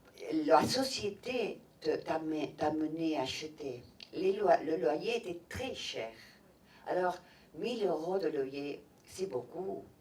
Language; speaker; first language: French; non-native, fluent; Catalan